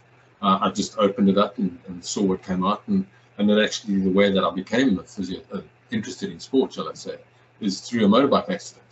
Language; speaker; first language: English; native; English